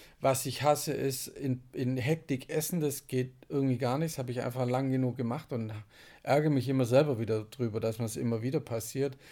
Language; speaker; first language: German; native; German